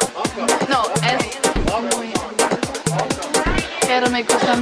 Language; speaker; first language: Spanish; non-native, learner; German